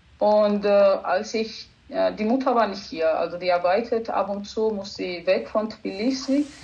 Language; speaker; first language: German; non-native, fluent; Georgian